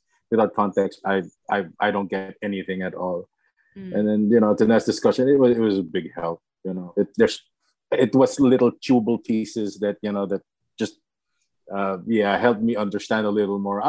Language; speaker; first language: English; non-native, local second language; Cebuano